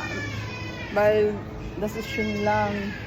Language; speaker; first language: German; non-native, learner; Filipino